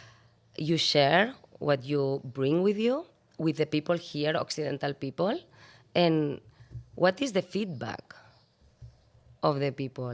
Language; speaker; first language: English; non-native, fluent; Catalan